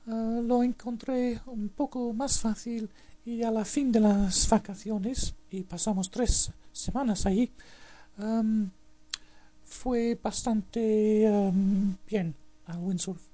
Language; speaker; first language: Spanish; non-native, learner; English